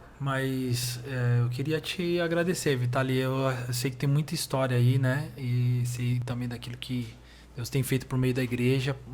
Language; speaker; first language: Portuguese; native; Portuguese